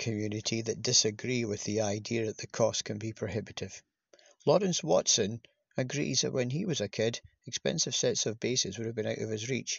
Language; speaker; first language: English; native; English